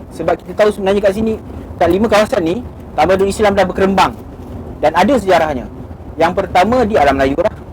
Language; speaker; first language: Malay; native; Malay